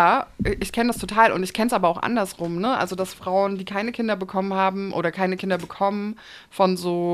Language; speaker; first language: German; native; German